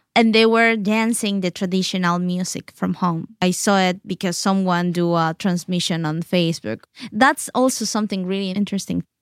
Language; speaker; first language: English; non-native, fluent; Spanish